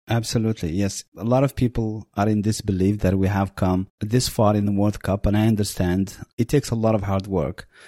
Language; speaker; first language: English; non-native, fluent; Berber languages